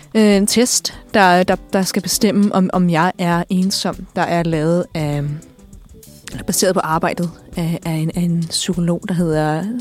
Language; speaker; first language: Danish; native; Danish